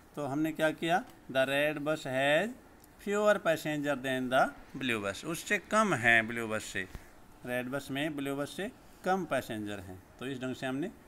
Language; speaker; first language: Hindi; native; Hindi